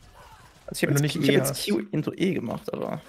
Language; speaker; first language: German; native; German